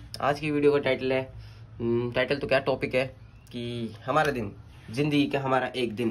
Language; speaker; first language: Hindi; native; Hindi